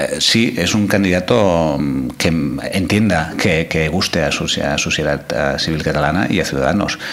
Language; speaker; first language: Spanish; non-native, local second language; Catalan